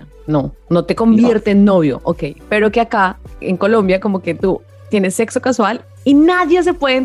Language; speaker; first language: Spanish; native; Spanish